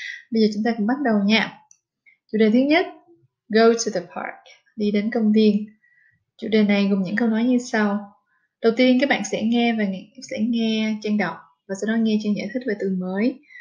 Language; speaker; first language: Vietnamese; native; Vietnamese